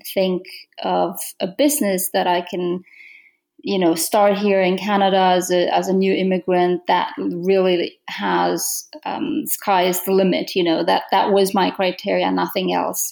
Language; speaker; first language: English; non-native, fluent; Romanian